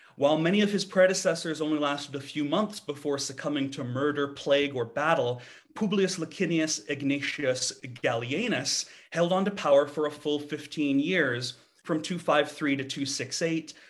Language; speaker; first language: English; native; English